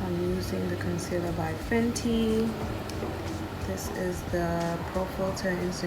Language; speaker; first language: English; native; English